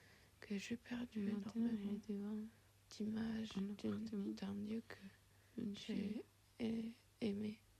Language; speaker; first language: French; non-native, fluent; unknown